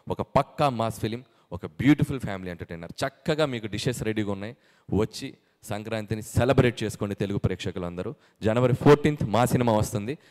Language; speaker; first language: Telugu; native; Telugu